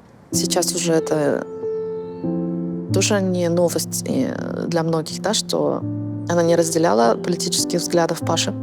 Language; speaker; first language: Russian; native; Russian